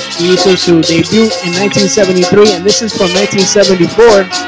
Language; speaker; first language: English; early bilingual, other home language; Spanish